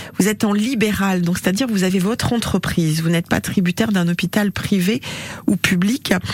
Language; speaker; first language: French; native; French